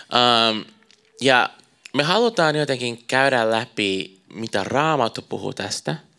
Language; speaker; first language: Finnish; non-native, fluent; Portuguese